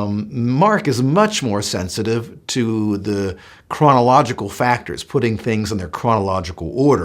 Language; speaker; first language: English; native; English